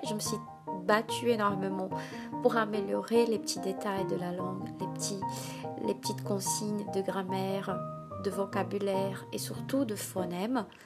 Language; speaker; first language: French; non-native, fluent; Portuguese